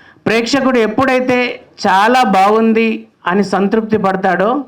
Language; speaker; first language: Telugu; native; Telugu